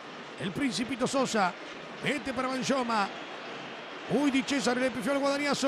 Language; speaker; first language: Spanish; native; Spanish